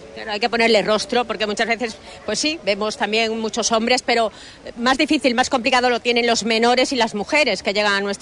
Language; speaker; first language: Spanish; native; Spanish